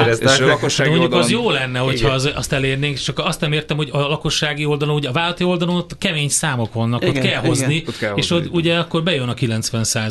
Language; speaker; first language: Hungarian; native; Hungarian